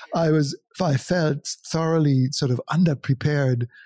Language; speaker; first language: English; non-native, fluent; German